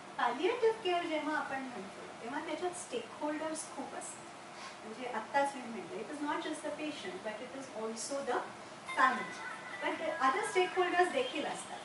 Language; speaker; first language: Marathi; non-native, local second language; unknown